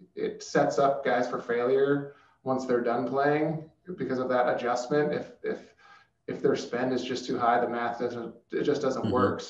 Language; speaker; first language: English; native; English